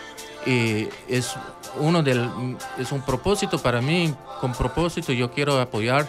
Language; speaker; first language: Spanish; non-native, local second language; English